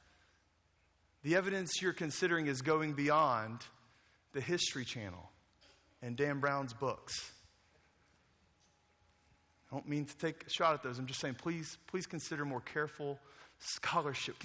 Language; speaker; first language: English; native; English